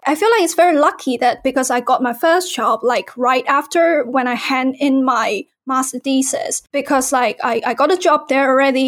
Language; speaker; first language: English; non-native, local second language; Cantonese